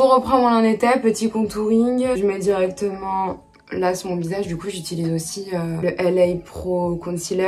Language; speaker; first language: French; native; French